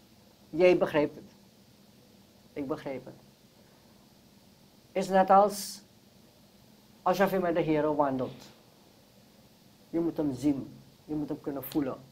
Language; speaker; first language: Dutch; non-native, local second language; Sranan Tongo